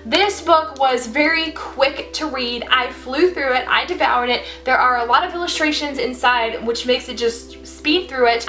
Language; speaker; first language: English; native; English